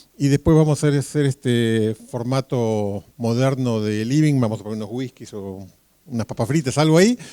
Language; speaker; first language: Spanish; native; Spanish